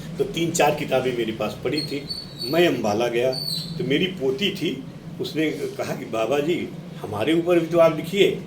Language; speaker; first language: Hindi; native; Hindi